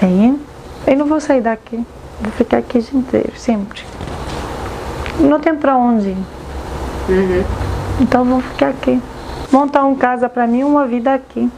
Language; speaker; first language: Portuguese; non-native, learner; Arabic